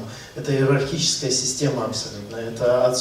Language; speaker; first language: Russian; native; Russian